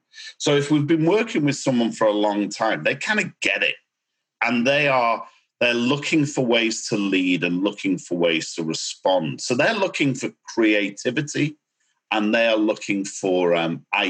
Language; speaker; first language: English; native; English